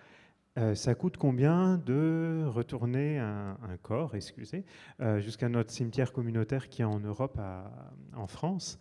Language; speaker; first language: French; native; French